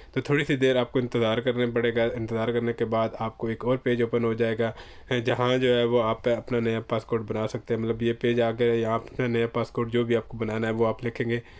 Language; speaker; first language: Urdu; non-native, local second language; Punjabi